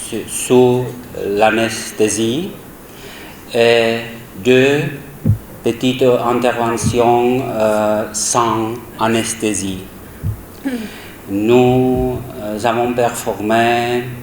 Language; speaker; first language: French; non-native, learner; Czech